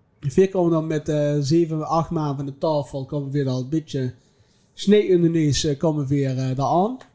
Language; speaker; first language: Dutch; native; Dutch